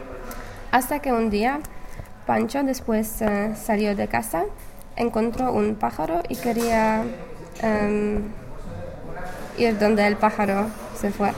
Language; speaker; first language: Spanish; non-native, learner; English